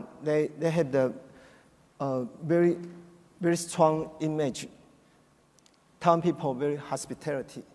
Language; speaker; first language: English; non-native, learner; Chinese